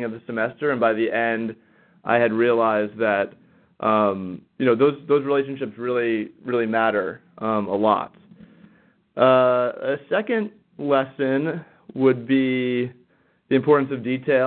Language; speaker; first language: English; native; English